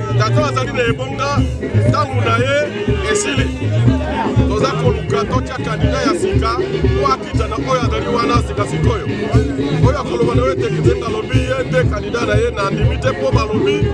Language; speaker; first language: Lingala; non-native, local second language; Kongo